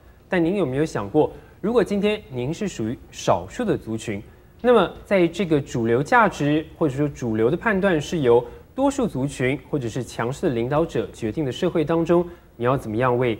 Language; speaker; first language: Chinese; native; Chinese